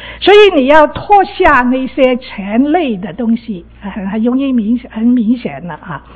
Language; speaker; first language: Chinese; non-native, local second language; Cantonese